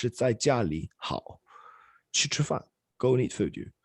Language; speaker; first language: Chinese; non-native, fluent; Swedish